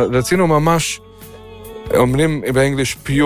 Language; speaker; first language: Hebrew; non-native, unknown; Yiddish